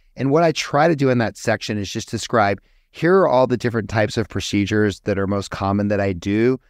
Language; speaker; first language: English; native; English